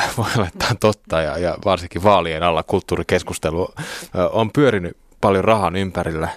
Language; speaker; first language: Finnish; native; Finnish